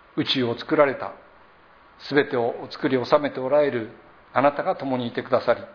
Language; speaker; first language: Japanese; native; Japanese